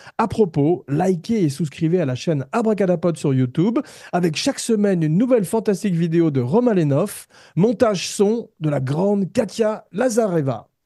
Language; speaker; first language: French; native; French